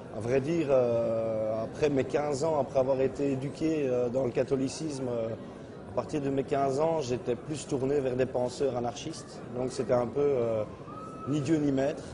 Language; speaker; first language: French; native; French